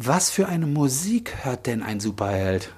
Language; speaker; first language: German; native; German